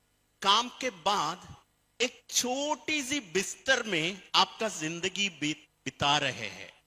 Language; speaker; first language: Hindi; non-native, fluent; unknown